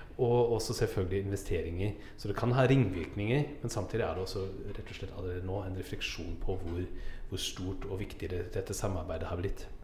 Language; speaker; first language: Norwegian; non-native, fluent; German